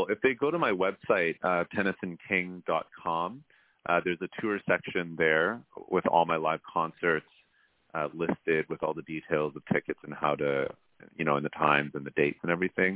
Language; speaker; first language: English; native; English